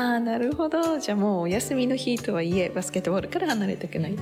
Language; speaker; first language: Japanese; native; Japanese